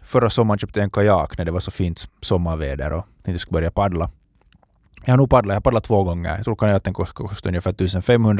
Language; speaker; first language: Swedish; native; Swedish